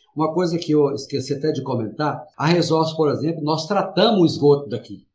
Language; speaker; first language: Portuguese; native; Portuguese